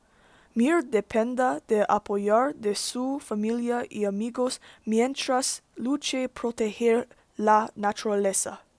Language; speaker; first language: Spanish; non-native, learner; English